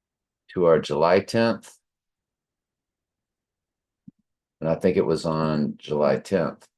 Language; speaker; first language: English; native; English